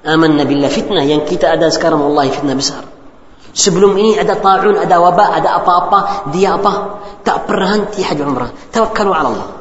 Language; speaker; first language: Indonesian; non-native, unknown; Arabic